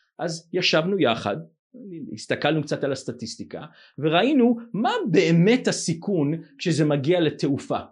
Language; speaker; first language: Hebrew; non-native, fluent; English